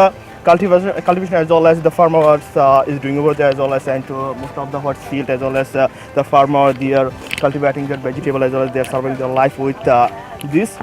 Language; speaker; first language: English; non-native, fluent; Bangla